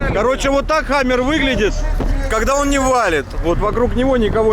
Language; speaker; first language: Russian; native; Russian